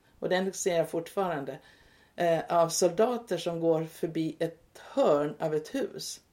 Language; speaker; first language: Swedish; native; Swedish